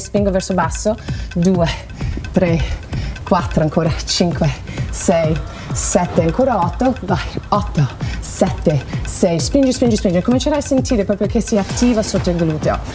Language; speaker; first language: Italian; non-native, fluent; English